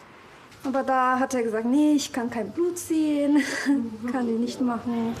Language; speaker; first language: German; early bilingual, other home language; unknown